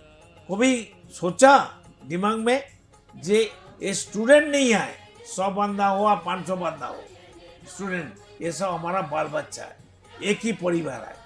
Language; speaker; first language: Hindi; non-native, local second language; Bangla